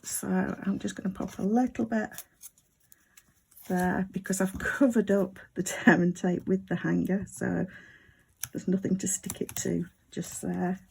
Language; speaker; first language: English; native; English